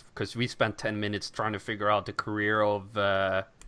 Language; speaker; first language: English; non-native, fluent; Swedish